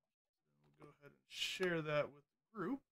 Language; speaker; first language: English; native; English